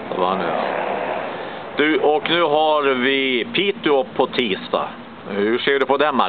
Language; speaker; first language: Swedish; native; Swedish